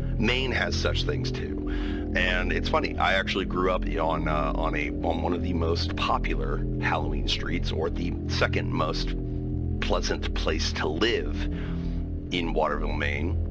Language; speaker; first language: English; native; English